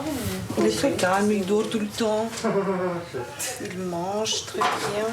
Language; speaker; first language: French; non-native, fluent; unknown